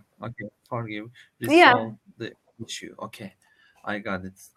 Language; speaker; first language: English; non-native, learner; Turkish